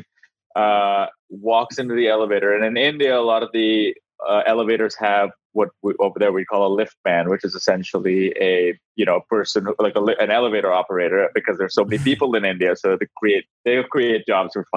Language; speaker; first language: English; non-native, local second language; Hindi